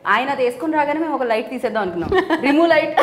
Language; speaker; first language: Telugu; native; Telugu